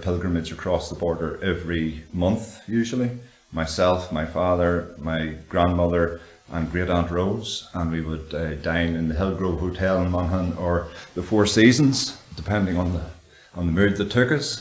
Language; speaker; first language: English; native; English